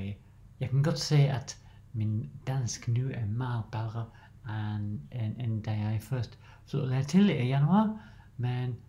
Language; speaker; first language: Danish; non-native, learner; English